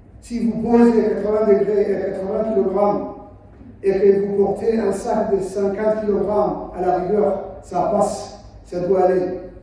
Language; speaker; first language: French; non-native, local second language; Somali